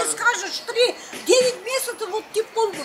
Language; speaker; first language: Russian; non-native, local second language; Armenian